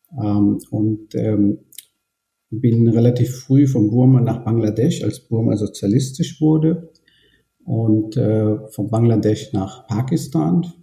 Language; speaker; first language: German; early bilingual, other home language; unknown